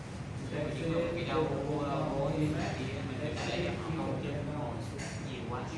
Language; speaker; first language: Vietnamese; native; Vietnamese